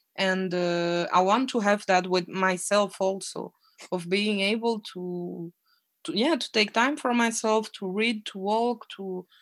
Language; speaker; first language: English; non-native, fluent; French